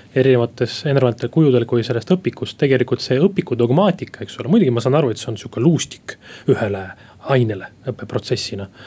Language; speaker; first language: Estonian; non-native, local second language; Russian